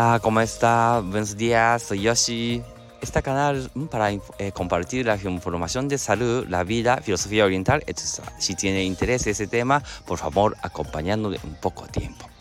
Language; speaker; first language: Spanish; non-native, learner; Japanese